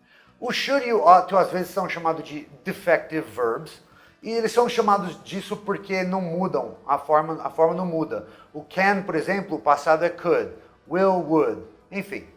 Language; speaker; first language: Portuguese; non-native, fluent; English